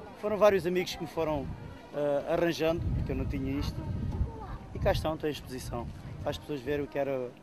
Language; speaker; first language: Portuguese; native; Portuguese